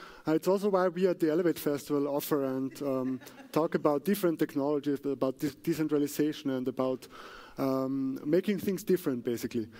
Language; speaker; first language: English; non-native, fluent; German